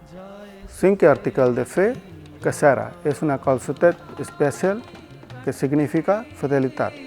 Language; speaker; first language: Catalan; non-native, learner; Punjabi